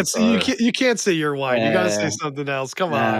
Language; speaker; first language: English; native; English